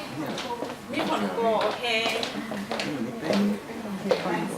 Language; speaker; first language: English; non-native, learner; Thai